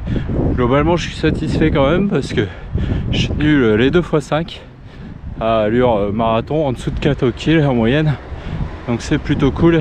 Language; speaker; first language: French; native; French